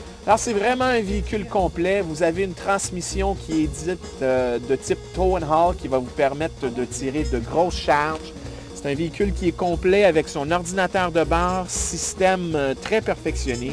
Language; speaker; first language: French; native; French